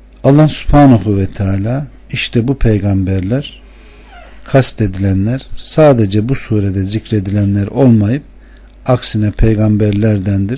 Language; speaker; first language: Turkish; native; Turkish